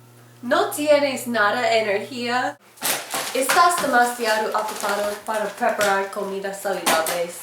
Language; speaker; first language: Spanish; non-native, learner; English